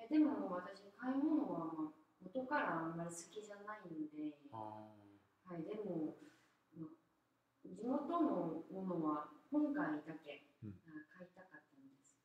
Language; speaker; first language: Japanese; non-native, fluent; Korean